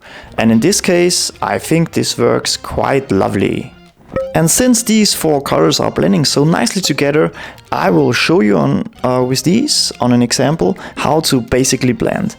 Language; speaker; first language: English; non-native, fluent; German